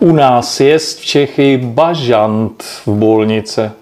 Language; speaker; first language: Russian; non-native, learner; Czech